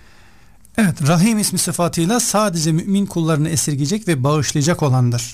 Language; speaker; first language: Turkish; native; Turkish